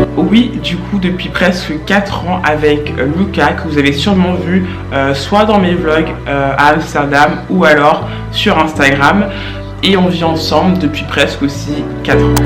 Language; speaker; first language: French; native; French